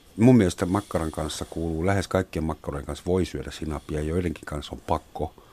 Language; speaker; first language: Finnish; non-native, fluent; German